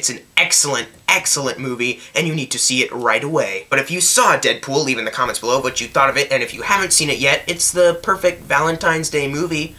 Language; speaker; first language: English; native; English